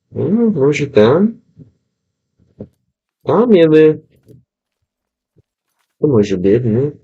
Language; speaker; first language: Russian; non-native, learner; English